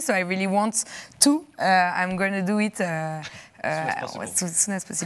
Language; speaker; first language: English; non-native, fluent; French